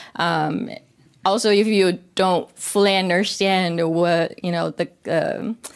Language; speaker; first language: English; non-native, fluent; Korean